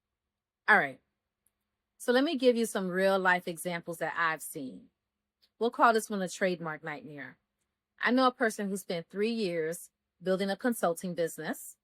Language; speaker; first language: English; native; English